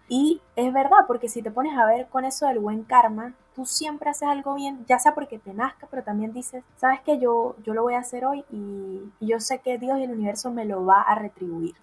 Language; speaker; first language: Spanish; native; Spanish